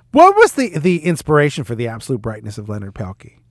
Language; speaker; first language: English; native; English